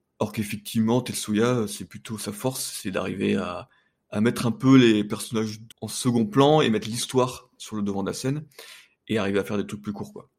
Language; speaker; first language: French; native; French